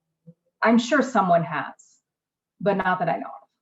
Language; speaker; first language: English; native; English